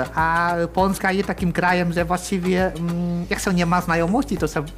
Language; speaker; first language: Polish; non-native, fluent; Vietnamese